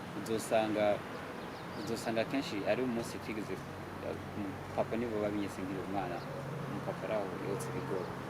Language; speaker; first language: Rundi; early bilingual, heritage; Rundi